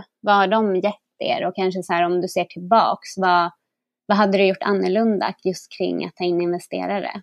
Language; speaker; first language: Swedish; native; Swedish